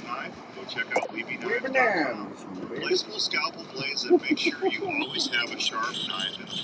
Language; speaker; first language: English; native; English